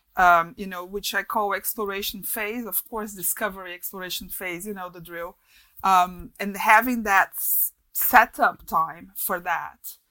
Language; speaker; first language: English; non-native, fluent; Portuguese